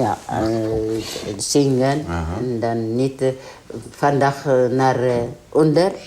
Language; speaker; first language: Dutch; non-native, learner; Tigrinya